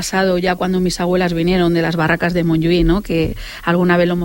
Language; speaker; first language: Spanish; native; Spanish